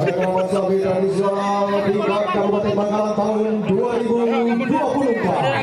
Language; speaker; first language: Indonesian; native; Indonesian